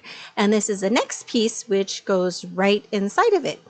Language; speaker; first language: English; native; English